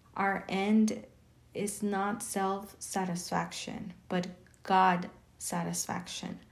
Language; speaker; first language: English; early bilingual, other home language; Spanish